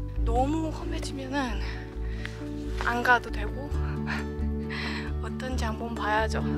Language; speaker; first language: Korean; non-native, fluent; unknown